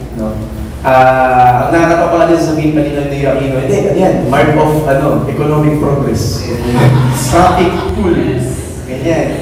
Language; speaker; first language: Filipino; non-native, local second language; Bikol